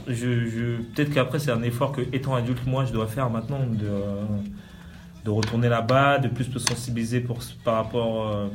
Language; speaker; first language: French; early bilingual, other home language; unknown